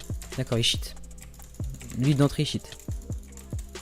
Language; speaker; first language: French; native; French